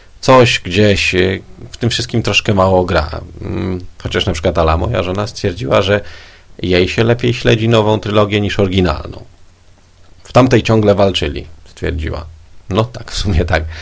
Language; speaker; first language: Polish; native; Polish